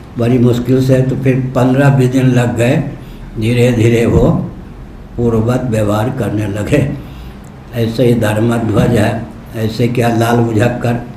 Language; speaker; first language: Hindi; non-native, local second language; Maithili